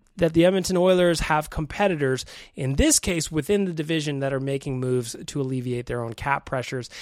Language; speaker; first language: English; native; English